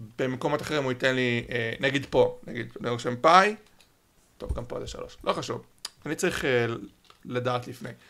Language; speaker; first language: Hebrew; native; Hebrew